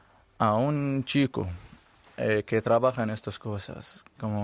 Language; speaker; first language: Spanish; non-native, learner; Arabic